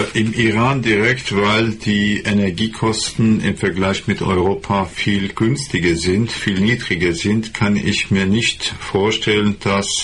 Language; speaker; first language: German; non-native, fluent; Persian